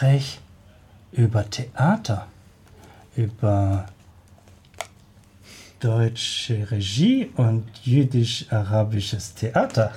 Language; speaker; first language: German; native; German